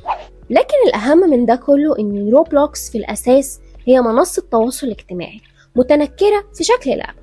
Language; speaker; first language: Arabic; native; Arabic